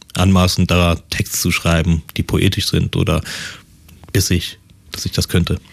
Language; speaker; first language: German; early bilingual, other home language; Persian